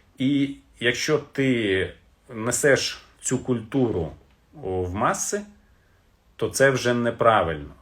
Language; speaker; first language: Ukrainian; non-native, local second language; Russian